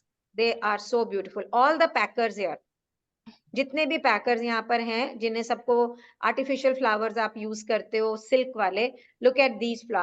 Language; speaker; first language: Hindi; native; Hindi